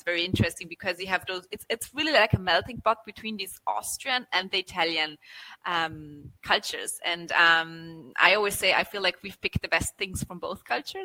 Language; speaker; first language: English; non-native, fluent; German